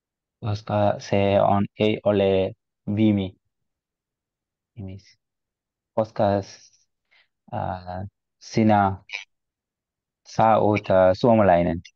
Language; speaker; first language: Finnish; non-native, learner; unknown